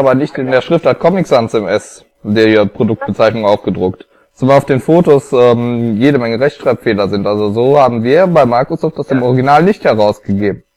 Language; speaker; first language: German; native; German